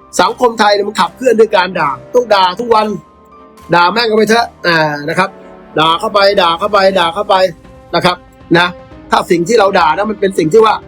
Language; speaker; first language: Thai; native; Thai